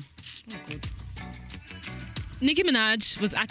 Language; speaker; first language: English; non-native, local second language; Yoruba